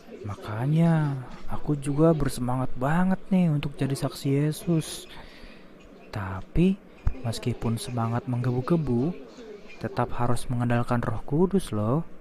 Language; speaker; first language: Indonesian; native; Indonesian